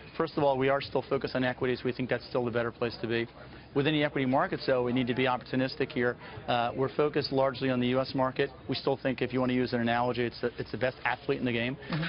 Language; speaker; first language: English; native; English